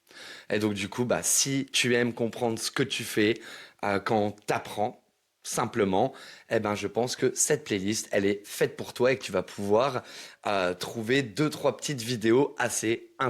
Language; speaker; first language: French; native; French